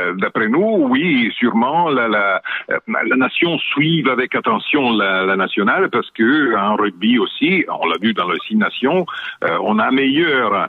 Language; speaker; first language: French; non-native, fluent; Italian